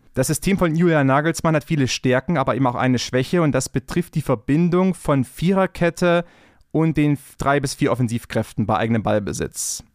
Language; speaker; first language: German; native; German